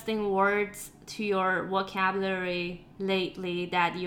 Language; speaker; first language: English; non-native, fluent; Persian